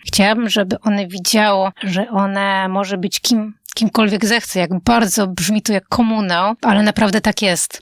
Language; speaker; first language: Polish; native; Polish